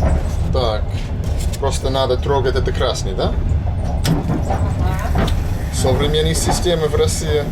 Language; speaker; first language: Russian; non-native, learner; English